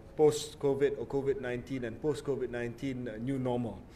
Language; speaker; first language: English; non-native, local second language; Malay